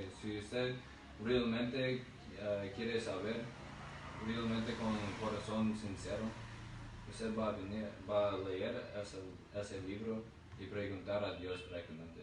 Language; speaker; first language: Spanish; non-native, learner; English